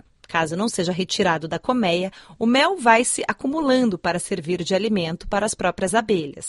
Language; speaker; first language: Portuguese; native; Portuguese